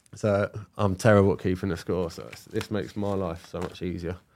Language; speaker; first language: English; native; English